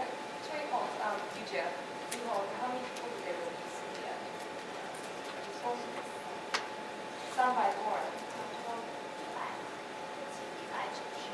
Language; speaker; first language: Chinese; non-native, fluent; English